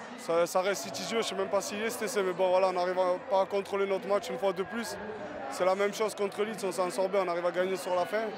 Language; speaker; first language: French; native; French